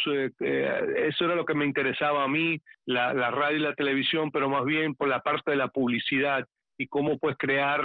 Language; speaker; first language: Spanish; early bilingual, heritage; Spanish